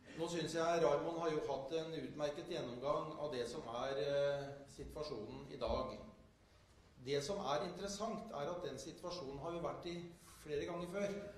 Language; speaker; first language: Norwegian; native; Norwegian